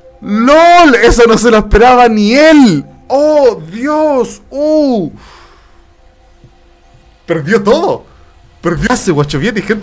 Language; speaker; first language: Spanish; native; Spanish